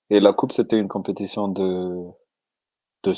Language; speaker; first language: French; non-native, local second language; Malagasy